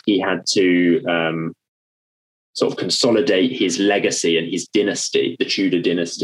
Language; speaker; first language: English; native; English